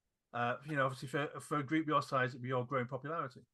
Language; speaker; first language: English; native; English